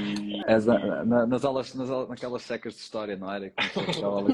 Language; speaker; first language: Portuguese; native; Portuguese